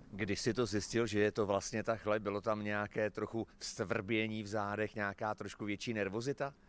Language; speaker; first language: Czech; native; Czech